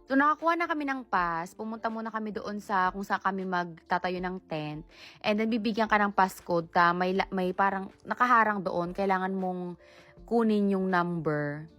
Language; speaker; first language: Filipino; native; Filipino